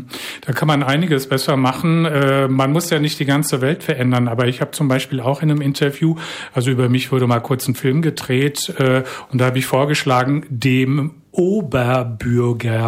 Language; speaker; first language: German; native; German